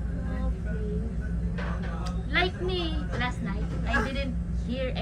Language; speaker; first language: English; non-native, local second language; Filipino